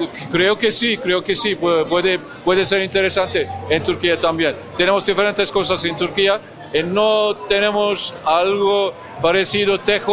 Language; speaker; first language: Spanish; non-native, learner; Turkish